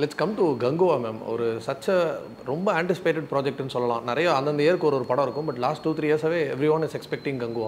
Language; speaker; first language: Tamil; native; Tamil